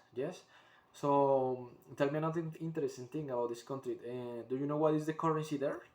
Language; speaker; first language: English; non-native, learner; Spanish